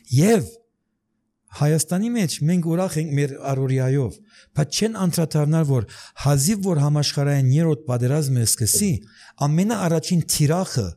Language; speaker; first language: Armenian; early bilingual, heritage; Armenian